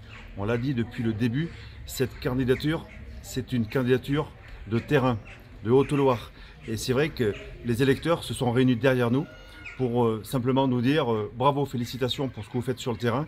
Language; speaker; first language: French; native; French